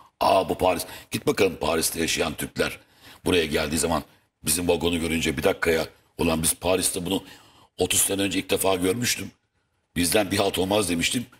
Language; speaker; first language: Turkish; native; Turkish